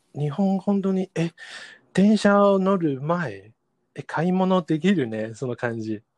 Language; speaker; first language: Japanese; non-native, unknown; Chinese